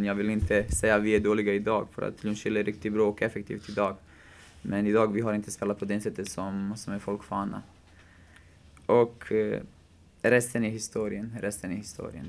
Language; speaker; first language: Swedish; non-native, fluent; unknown